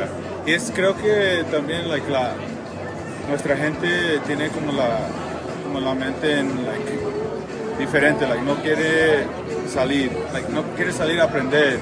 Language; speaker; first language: Spanish; early bilingual, heritage; Spanish